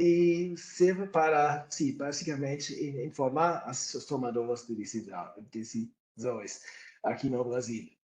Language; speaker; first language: Portuguese; non-native, fluent; German